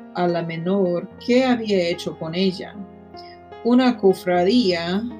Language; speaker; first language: Spanish; non-native, fluent; English